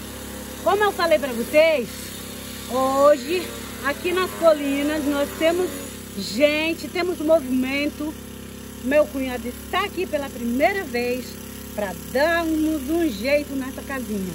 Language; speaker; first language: Portuguese; native; Portuguese